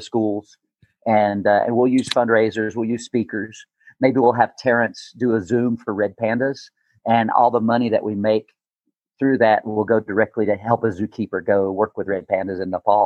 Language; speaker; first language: English; native; English